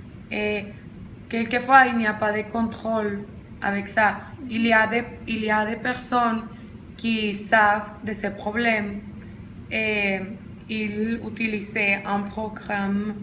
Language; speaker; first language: French; non-native, learner; Spanish